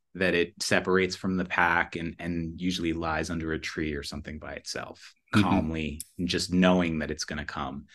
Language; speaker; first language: English; native; English